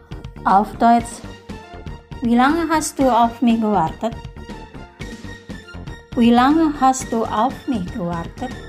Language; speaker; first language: German; non-native, fluent; Indonesian